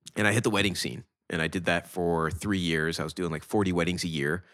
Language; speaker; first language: English; native; English